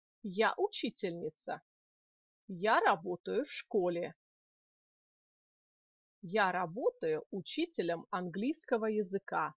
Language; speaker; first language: Russian; non-native, fluent; Polish